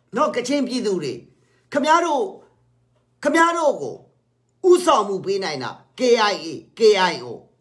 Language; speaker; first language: Burmese; non-native, local second language; Kachin